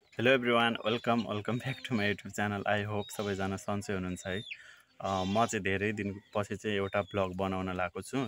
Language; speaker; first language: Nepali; non-native, local second language; Dangaura Tharu